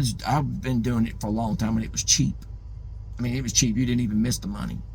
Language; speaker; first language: English; native; English